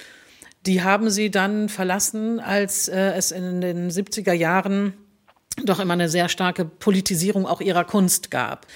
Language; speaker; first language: German; native; German